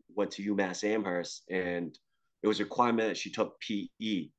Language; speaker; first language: English; native; English